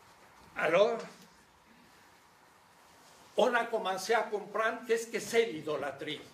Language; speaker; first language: French; non-native, fluent; Spanish